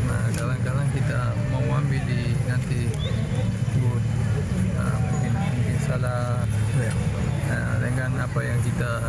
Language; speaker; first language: Indonesian; non-native, fluent; Spanish